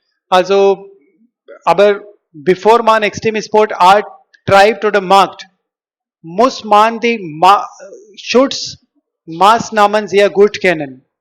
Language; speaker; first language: German; non-native, learner; Hindi